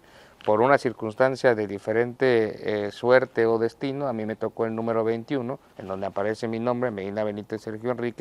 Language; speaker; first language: Spanish; native; Spanish